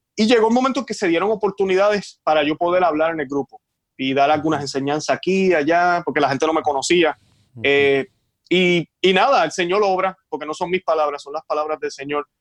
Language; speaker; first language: Spanish; native; Spanish